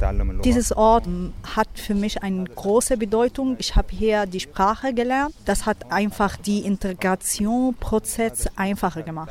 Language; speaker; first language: German; non-native, learner; Arabic